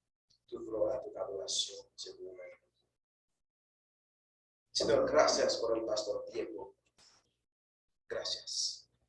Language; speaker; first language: Spanish; non-native, fluent; Haitian Creole